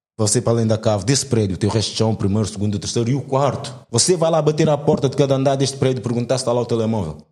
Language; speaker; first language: Portuguese; native; Portuguese